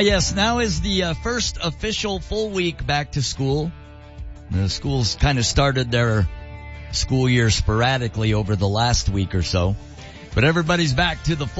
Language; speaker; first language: English; native; English